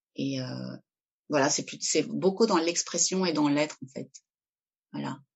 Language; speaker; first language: French; early bilingual, other home language; Spanish